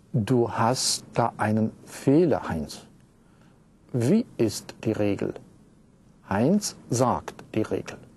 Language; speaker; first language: German; non-native, fluent; Russian